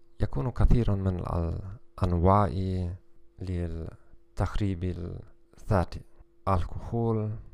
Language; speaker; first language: Arabic; non-native, learner; German